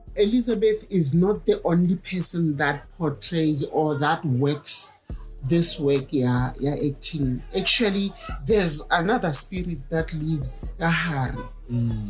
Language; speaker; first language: English; non-native, local second language; Southern Sotho